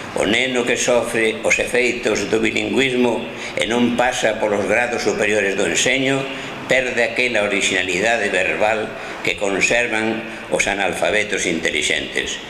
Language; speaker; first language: Galician; native; Galician